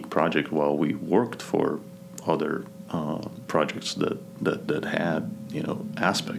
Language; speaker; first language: English; non-native, fluent; Kazakh